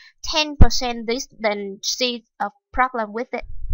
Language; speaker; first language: English; non-native, fluent; Vietnamese